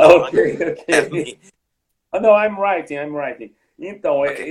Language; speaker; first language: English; non-native, fluent; Portuguese